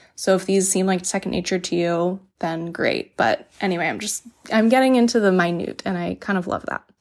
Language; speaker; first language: English; native; English